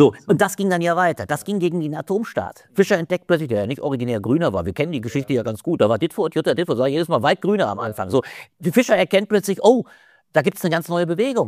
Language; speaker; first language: German; native; German